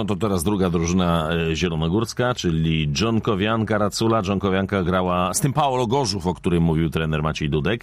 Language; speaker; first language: Polish; native; Polish